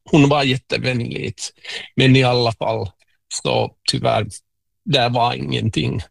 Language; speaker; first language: Swedish; non-native, local second language; Finnish